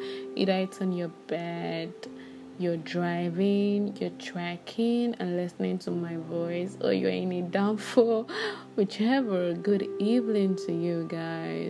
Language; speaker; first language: English; non-native, local second language; Yoruba